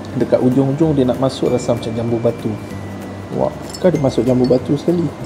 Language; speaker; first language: Malay; native; Malay